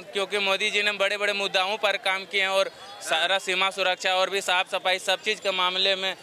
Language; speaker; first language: Hindi; native; Hindi